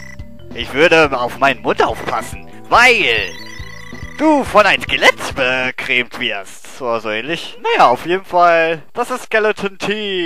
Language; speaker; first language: German; native; German